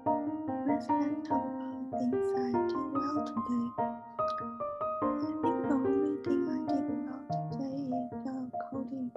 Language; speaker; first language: English; non-native, learner; Chinese